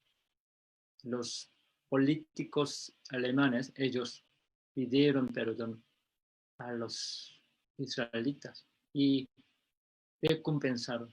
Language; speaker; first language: Spanish; non-native, fluent; Korean